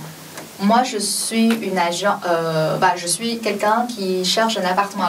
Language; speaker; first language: French; non-native, fluent; Chinese